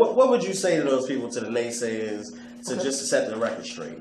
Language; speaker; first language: English; native; English